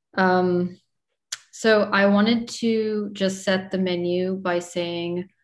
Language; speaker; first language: English; native; English